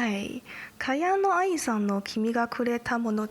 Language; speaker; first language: Japanese; non-native, learner; Chinese